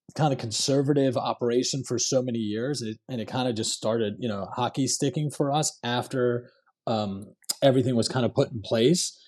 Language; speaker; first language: English; non-native, local second language; Cantonese